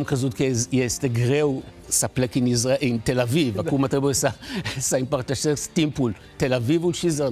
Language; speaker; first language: Romanian; non-native, fluent; Hebrew